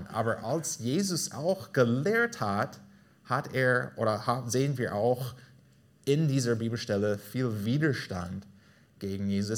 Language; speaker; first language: German; non-native, fluent; English